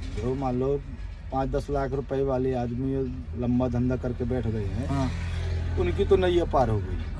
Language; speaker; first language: Hindi; native; Hindi